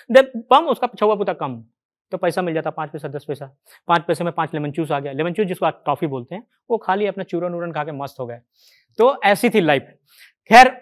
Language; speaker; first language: Hindi; native; Hindi